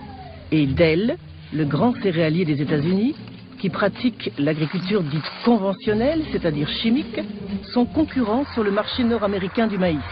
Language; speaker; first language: French; native; French